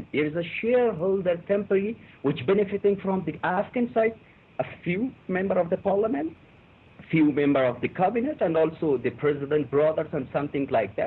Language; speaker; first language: English; non-native, fluent; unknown